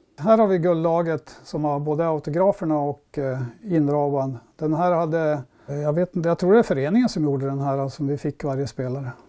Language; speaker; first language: Swedish; native; Swedish